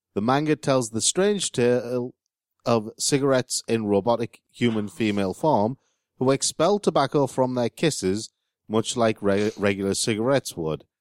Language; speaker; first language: English; native; English